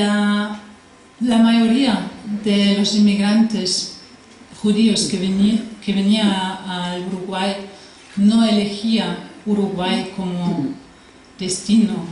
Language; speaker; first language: Spanish; non-native, fluent; German